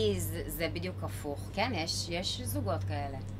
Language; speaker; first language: Hebrew; native; Hebrew